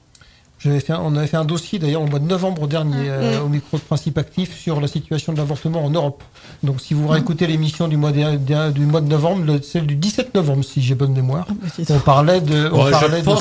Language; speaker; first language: French; native; French